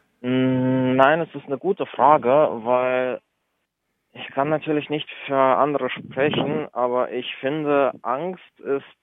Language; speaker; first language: German; early bilingual, other home language; Russian